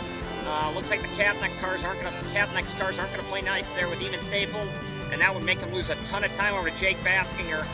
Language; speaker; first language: English; native; English